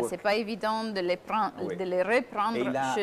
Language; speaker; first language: French; non-native, fluent; Italian